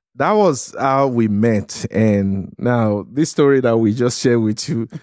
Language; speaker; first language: English; non-native, local second language; Yoruba